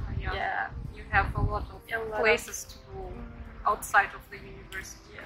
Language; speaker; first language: English; non-native, learner; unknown